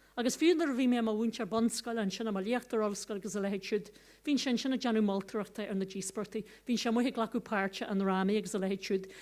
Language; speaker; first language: Irish; non-native, local second language; English